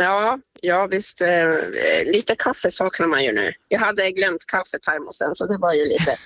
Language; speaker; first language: Swedish; native; Swedish